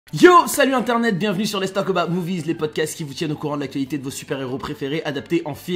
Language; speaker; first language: French; native; French